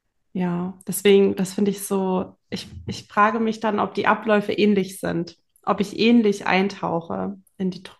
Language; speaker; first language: German; native; German